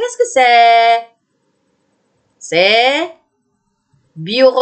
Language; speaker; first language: French; non-native, fluent; Indonesian